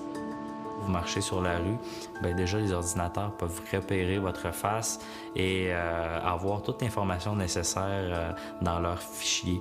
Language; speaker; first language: French; non-native, fluent; Uyghur